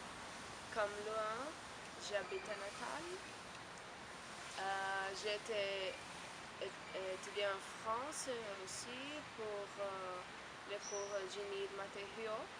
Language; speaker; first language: French; non-native, learner; Portuguese